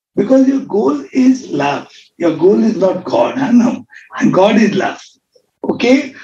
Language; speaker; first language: English; non-native, local second language; Hindi